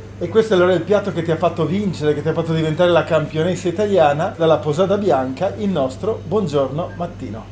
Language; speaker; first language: Italian; native; Italian